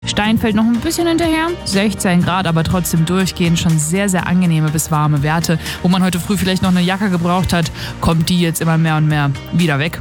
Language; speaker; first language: German; native; German